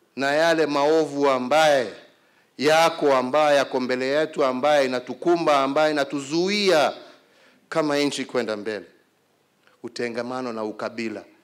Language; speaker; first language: Swahili; non-native, local second language; Kikuyu